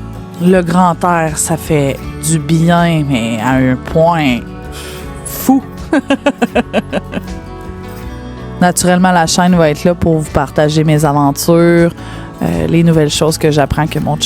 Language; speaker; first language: French; native; French